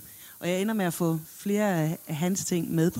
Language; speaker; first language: Danish; native; Danish